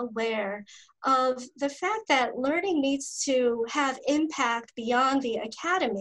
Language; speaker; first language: English; native; English